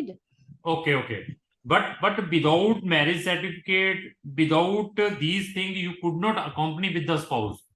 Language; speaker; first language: English; non-native, local second language; Hindi